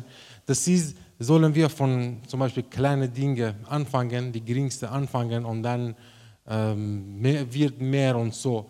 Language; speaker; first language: German; non-native, learner; Persian